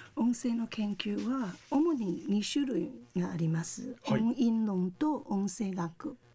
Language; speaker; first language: Japanese; non-native, fluent; Cantonese